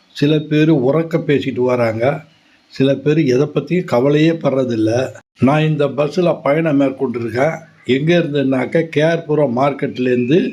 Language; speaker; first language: Tamil; native; Tamil